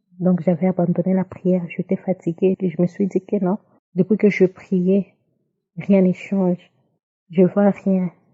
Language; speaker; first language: French; non-native, local second language; Lingala